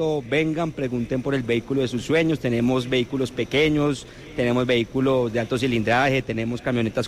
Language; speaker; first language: Spanish; native; Spanish